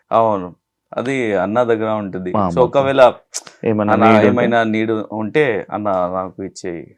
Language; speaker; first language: Telugu; non-native, learner; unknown